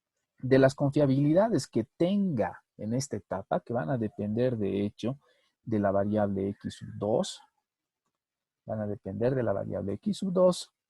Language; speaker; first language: Spanish; native; Spanish